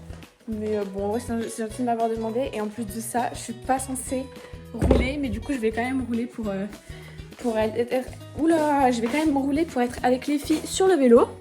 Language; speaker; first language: French; native; French